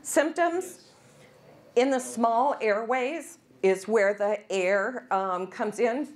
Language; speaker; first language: English; native; English